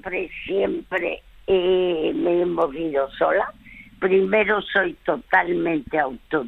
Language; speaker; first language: Spanish; early bilingual, other home language; French